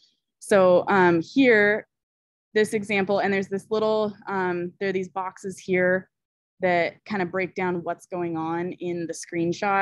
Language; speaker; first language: English; native; English